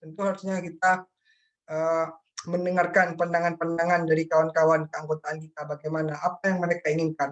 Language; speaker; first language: Indonesian; native; Indonesian